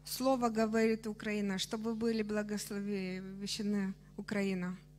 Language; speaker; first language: Russian; non-native, fluent; Romanian